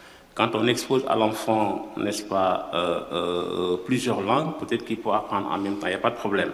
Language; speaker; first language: French; non-native, local second language; Wolof